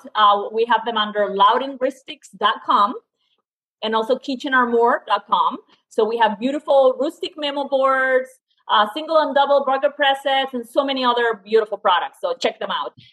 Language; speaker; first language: English; non-native, fluent; Spanish